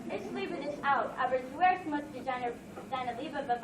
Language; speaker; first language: German; non-native, learner; English